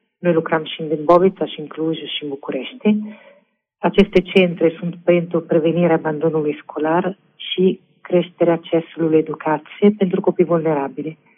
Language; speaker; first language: Romanian; non-native, fluent; Italian